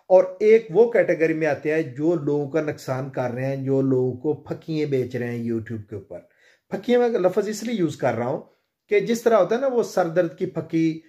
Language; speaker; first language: Urdu; non-native, local second language; Punjabi